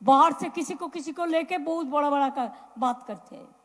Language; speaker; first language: Hindi; non-native, local second language; Bangla